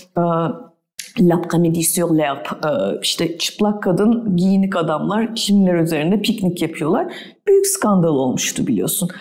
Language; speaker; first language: Turkish; native; Turkish